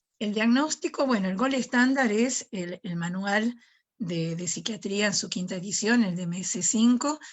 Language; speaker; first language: Spanish; native; Spanish